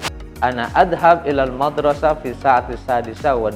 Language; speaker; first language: Arabic; non-native, fluent; Indonesian